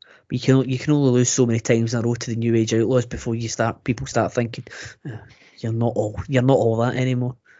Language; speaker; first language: English; native; English